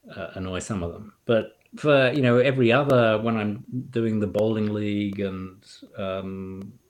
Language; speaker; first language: English; native; English